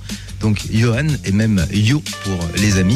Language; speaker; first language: French; native; French